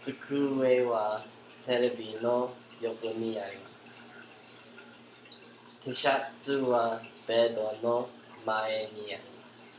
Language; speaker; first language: Japanese; non-native, learner; English